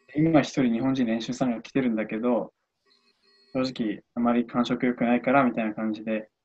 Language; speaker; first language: Japanese; native; Japanese